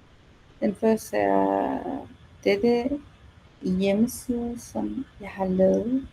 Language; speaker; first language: Danish; non-native, learner; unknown